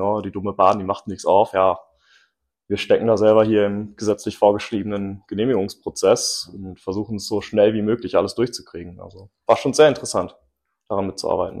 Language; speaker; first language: German; early bilingual, other home language; English